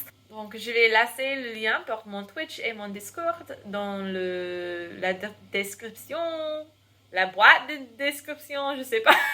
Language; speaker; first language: French; non-native, fluent; English